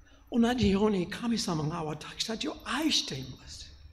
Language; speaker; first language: Japanese; non-native, fluent; English